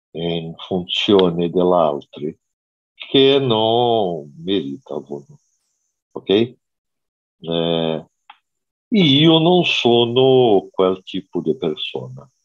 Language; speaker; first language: Italian; non-native, fluent; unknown